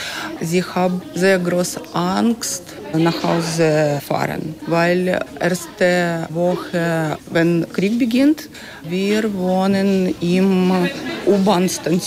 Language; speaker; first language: German; non-native, learner; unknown